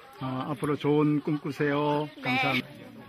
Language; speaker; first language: Korean; native; Korean